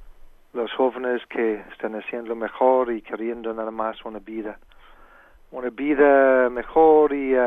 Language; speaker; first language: Spanish; non-native, fluent; English